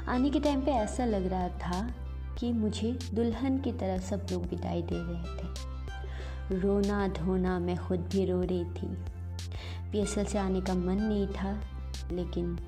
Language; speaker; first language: Hindi; non-native, local second language; Assamese